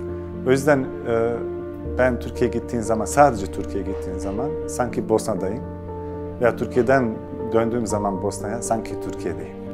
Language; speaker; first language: Turkish; non-native, fluent; Bosnian